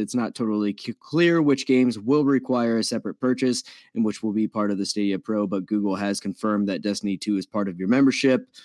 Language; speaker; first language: English; native; English